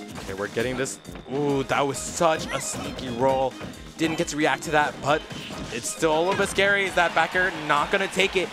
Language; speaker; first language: English; native; English